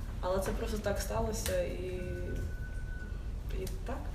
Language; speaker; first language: Ukrainian; non-native, local second language; English